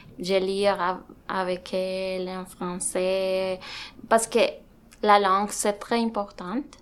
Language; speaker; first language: French; non-native, learner; Spanish